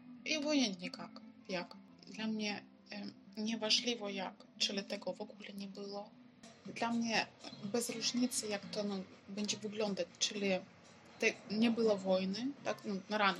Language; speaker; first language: Polish; non-native, learner; Ukrainian